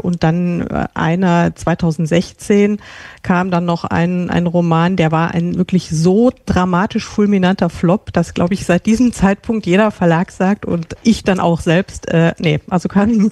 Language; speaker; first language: German; native; German